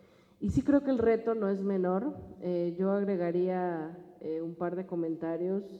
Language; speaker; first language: Spanish; native; Spanish